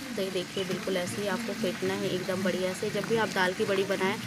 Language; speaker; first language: Hindi; native; Hindi